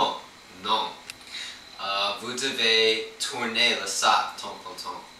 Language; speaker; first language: French; non-native, learner; English